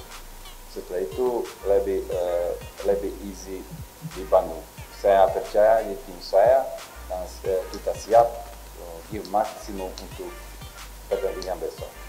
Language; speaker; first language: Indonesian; non-native, learner; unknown